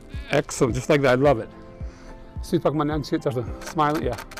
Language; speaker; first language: English; non-native, fluent; Albanian